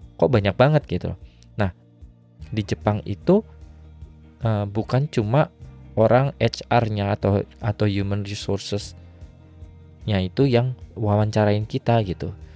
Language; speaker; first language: Indonesian; native; Indonesian